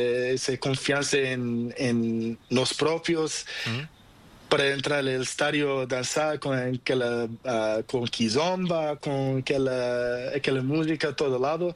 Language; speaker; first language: Spanish; non-native, learner; Portuguese